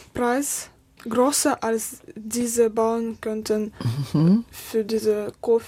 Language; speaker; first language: German; non-native, learner; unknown